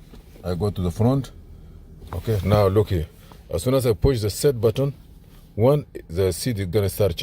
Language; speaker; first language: English; non-native, fluent; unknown